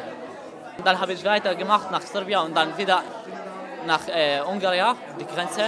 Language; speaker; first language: German; non-native, learner; Arabic